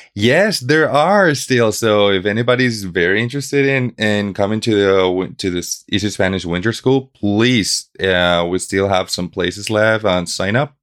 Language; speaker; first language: English; non-native, fluent; Spanish